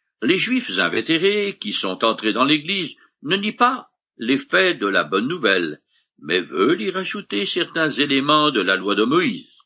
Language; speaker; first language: French; native; French